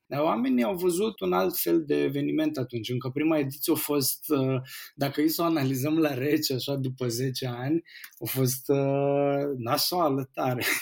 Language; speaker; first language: Romanian; native; Romanian